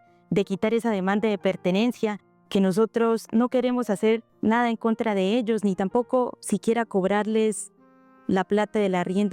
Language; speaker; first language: Spanish; native; Spanish